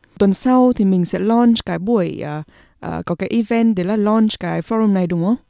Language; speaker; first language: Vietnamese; native; Vietnamese